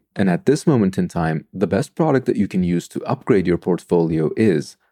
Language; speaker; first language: English; non-native, fluent; Turkish